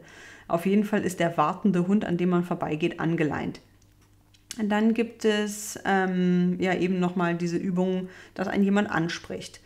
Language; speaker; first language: German; native; German